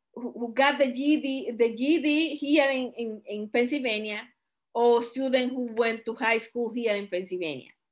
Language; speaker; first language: English; non-native, fluent; Spanish